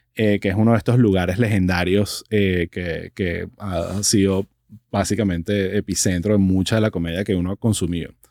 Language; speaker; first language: Spanish; native; Spanish